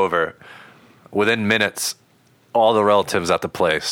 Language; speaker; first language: English; native; English